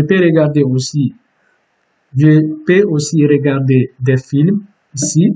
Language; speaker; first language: French; non-native, fluent; Turkish